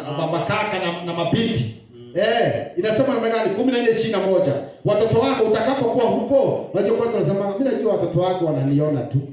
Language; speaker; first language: Swahili; non-native, local second language; Kikuyu